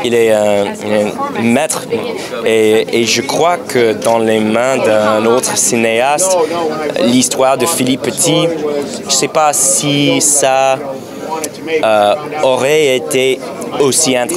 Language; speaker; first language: French; non-native, fluent; English